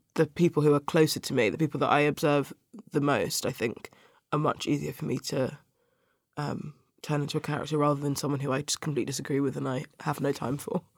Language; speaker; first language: English; native; English